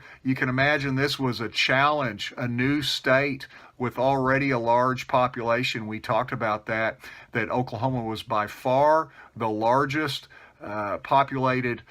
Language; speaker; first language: English; native; English